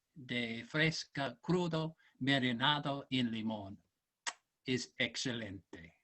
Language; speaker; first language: Spanish; non-native, learner; English